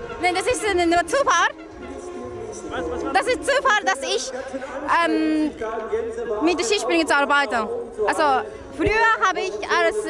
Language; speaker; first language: German; non-native, learner; Japanese